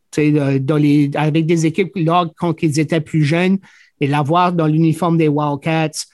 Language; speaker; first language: French; native; French